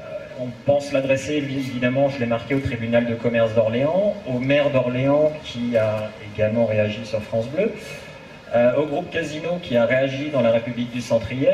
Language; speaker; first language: French; native; French